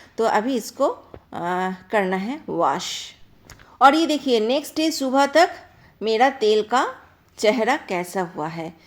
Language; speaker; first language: Hindi; non-native, local second language; Bangla